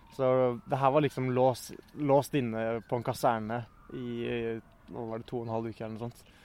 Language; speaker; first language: Norwegian; native; Norwegian